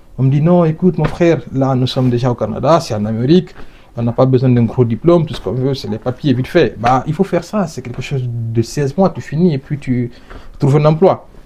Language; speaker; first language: French; non-native, local second language; Fula